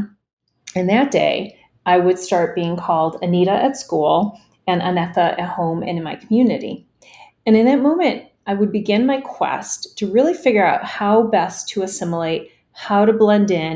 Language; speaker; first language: English; early bilingual, other home language; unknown